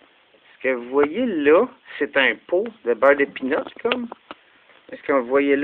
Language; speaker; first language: French; native; French